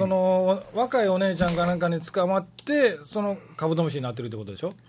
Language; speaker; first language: Japanese; native; Japanese